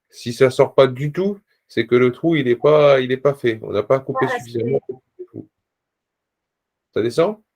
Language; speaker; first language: French; native; French